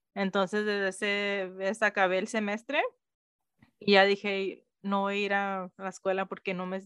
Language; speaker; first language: Spanish; early bilingual, heritage; Spanish